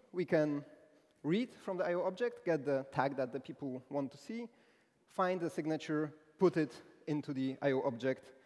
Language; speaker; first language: English; non-native, fluent; Polish